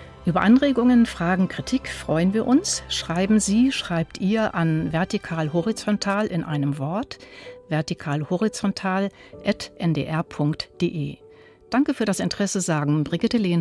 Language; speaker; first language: German; native; German